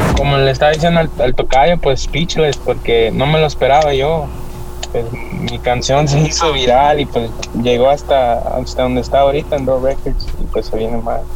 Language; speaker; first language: Spanish; native; Spanish